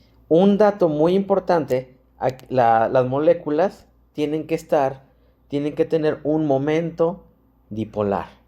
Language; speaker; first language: Spanish; native; Spanish